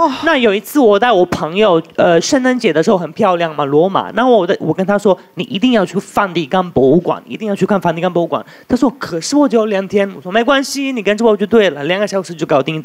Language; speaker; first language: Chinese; non-native, fluent; Italian